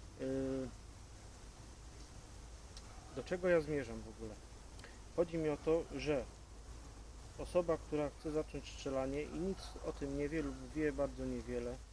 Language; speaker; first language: Polish; native; Polish